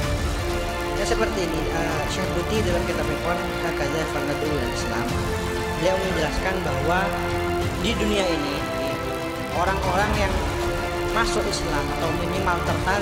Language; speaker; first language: Indonesian; non-native, local second language; Madurese